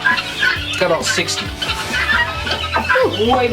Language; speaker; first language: English; native; English